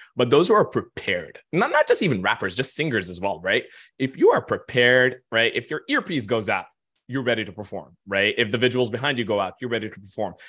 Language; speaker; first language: English; non-native, fluent; Arabic